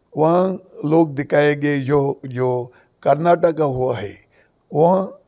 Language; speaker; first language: Hindi; non-native, local second language; Konkani